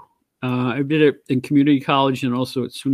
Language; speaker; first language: English; native; English